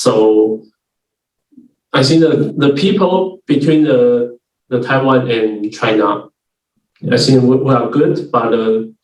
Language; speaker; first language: English; non-native, learner; Chinese